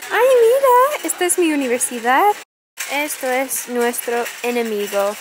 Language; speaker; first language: Spanish; non-native, fluent; English